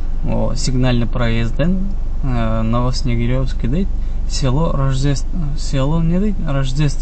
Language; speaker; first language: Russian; non-native, local second language; Kyrgyz